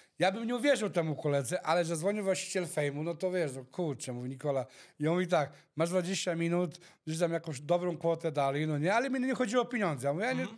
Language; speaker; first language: Polish; early bilingual, heritage; Polish